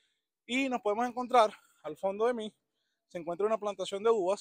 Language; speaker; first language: Spanish; native; Spanish